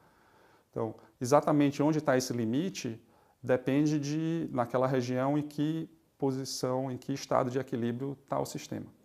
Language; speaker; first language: Portuguese; native; Portuguese